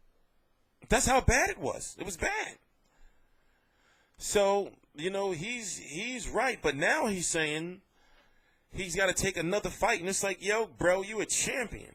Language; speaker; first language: English; native; English